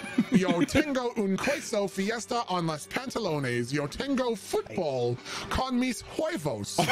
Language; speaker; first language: Spanish; non-native, learner; English